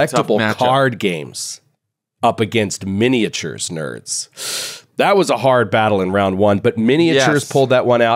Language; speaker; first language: English; native; English